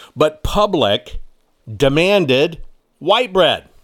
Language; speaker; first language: English; early bilingual, other home language; German